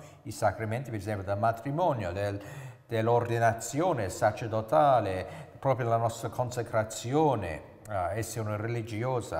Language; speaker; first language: Italian; non-native, fluent; English